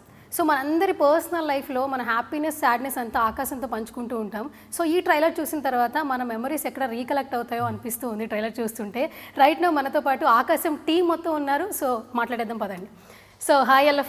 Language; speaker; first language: Telugu; native; Telugu